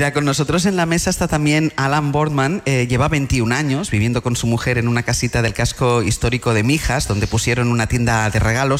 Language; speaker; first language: Spanish; native; Spanish